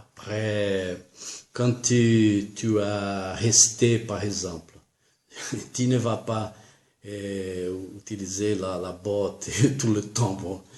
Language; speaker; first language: French; non-native, learner; Portuguese